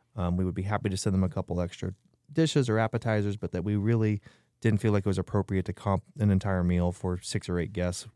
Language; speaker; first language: English; native; English